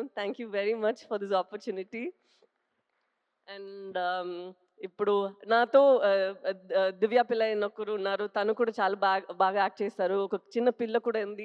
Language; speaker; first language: Telugu; non-native, fluent; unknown